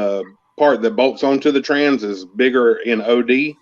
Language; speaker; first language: English; native; English